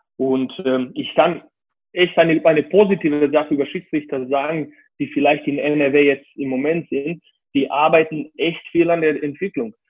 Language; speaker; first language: German; non-native, fluent; Serbian